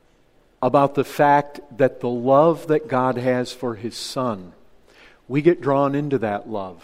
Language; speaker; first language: English; native; English